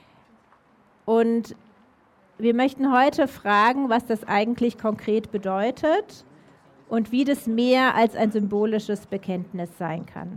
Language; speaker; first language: German; native; German